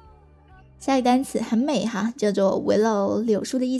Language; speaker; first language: Chinese; native; Chinese